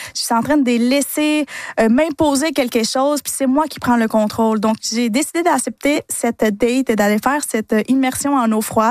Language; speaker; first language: French; early bilingual, other home language; Spanish